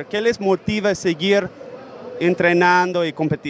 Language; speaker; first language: Spanish; native; Spanish